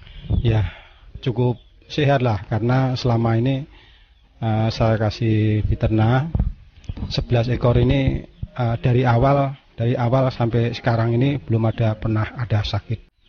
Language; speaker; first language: Indonesian; non-native, local second language; Javanese